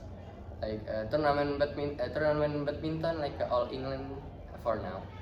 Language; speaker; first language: English; non-native, learner; Indonesian